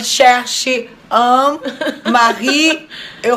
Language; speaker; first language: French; non-native, learner; Portuguese